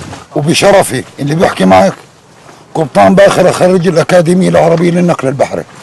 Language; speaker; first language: Arabic; native; Arabic